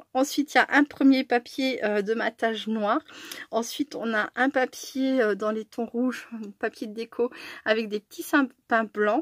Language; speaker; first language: French; native; French